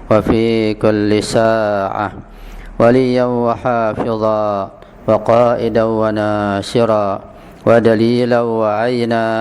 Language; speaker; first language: Arabic; non-native, fluent; Indonesian